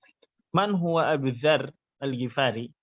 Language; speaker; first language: Arabic; non-native, fluent; Indonesian